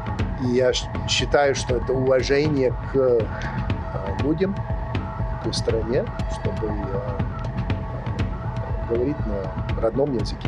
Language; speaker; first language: Russian; non-native, fluent; English